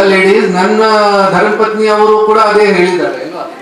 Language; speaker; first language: Kannada; non-native, local second language; Hindi